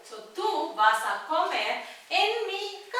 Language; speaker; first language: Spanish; non-native, fluent; Tamil